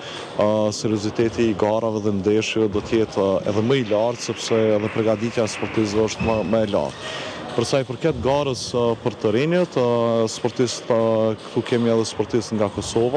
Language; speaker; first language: Albanian; native; Albanian